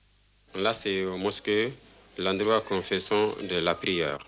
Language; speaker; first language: French; non-native, learner; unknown